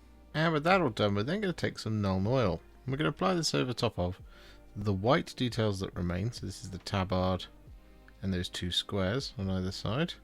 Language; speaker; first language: English; native; English